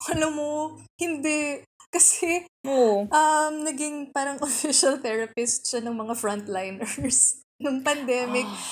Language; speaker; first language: Filipino; native; Filipino